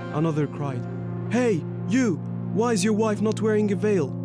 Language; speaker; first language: English; non-native, fluent; Burmese